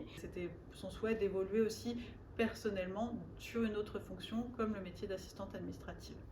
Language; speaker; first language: French; native; French